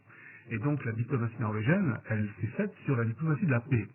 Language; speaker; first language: French; native; French